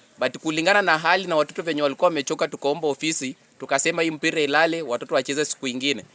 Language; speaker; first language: Swahili; non-native, local second language; Luyia